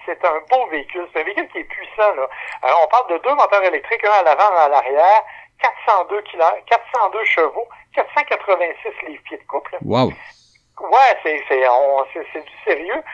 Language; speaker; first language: French; native; French